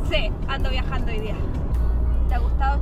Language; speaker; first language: Spanish; native; Spanish